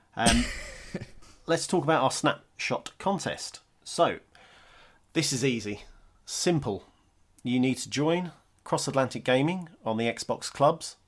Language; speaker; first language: English; native; English